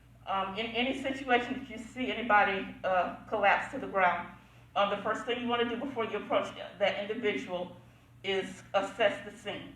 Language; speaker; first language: English; native; English